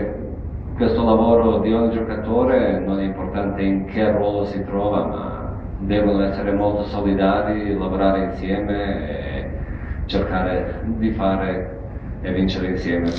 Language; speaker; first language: Italian; non-native, fluent; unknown